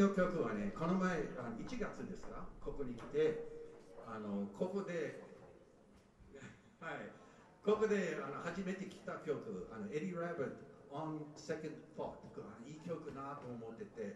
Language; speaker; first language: Japanese; non-native, fluent; English